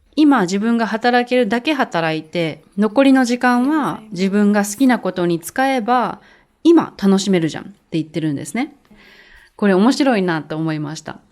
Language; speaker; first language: Japanese; native; Japanese